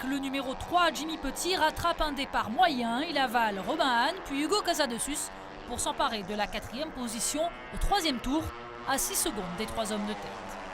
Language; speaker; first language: French; native; French